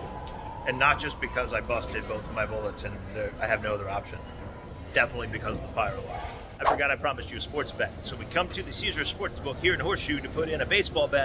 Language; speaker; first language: English; native; English